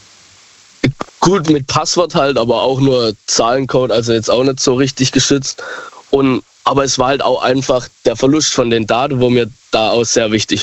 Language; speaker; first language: German; native; German